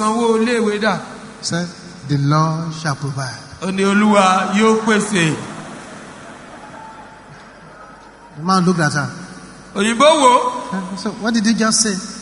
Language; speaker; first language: English; non-native, local second language; Yoruba